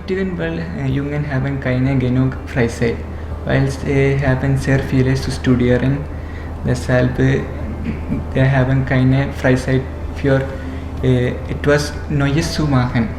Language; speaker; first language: German; non-native, learner; Malayalam